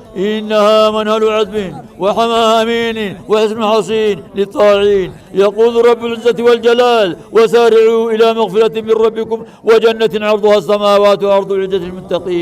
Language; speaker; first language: Arabic; non-native, fluent; Oromo